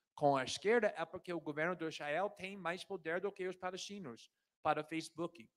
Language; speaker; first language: Portuguese; non-native, fluent; English